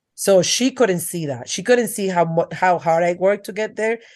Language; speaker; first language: English; non-native, fluent; Spanish